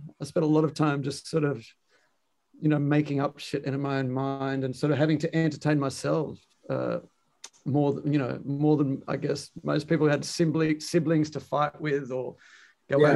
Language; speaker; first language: English; native; English